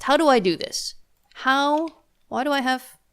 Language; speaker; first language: English; native; English